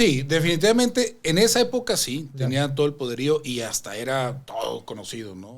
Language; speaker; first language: Spanish; native; Spanish